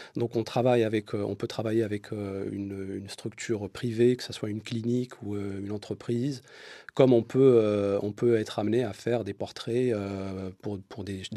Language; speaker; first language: French; non-native, local second language; Arabic